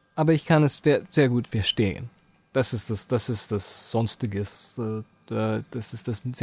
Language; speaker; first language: German; early bilingual, other home language; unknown